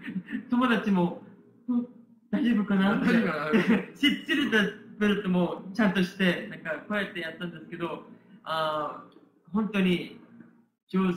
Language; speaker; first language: Japanese; non-native, learner; Korean